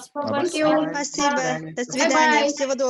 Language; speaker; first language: Russian; non-native, fluent; Chinese